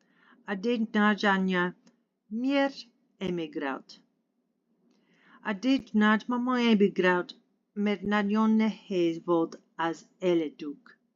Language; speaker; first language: Hungarian; non-native, learner; English